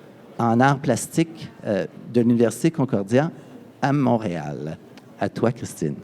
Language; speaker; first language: French; native; French